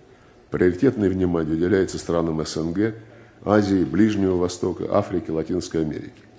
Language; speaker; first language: Russian; native; Russian